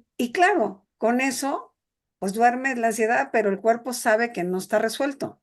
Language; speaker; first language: Spanish; native; Spanish